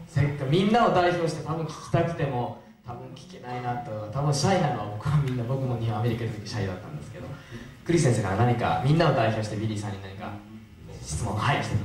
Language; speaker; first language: Japanese; native; Japanese